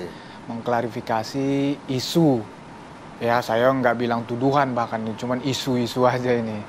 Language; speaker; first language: Indonesian; native; Indonesian